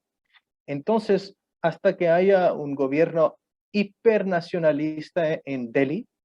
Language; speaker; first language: Spanish; non-native, fluent; Punjabi